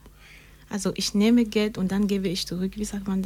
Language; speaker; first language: German; non-native, learner; French